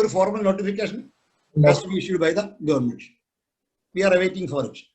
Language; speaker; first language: English; non-native, local second language; Malayalam